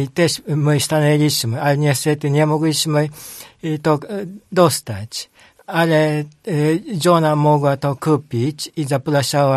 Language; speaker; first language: Polish; non-native, learner; Japanese